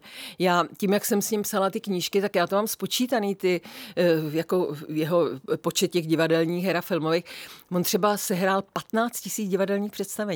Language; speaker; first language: Czech; native; Czech